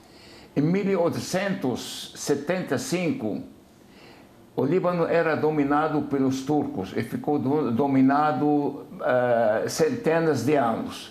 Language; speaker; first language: Portuguese; non-native, fluent; Arabic